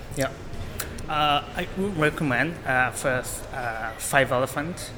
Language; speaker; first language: English; non-native, learner; Japanese